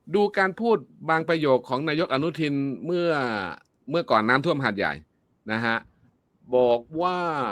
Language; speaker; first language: Thai; native; Thai